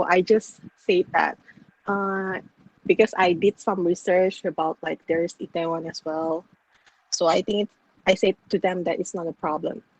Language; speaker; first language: English; non-native, local second language; Malay